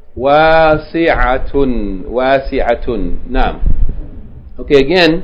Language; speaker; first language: Arabic; non-native, fluent; English